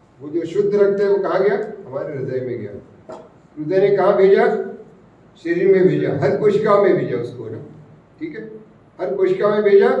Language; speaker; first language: Hindi; non-native, local second language; Marathi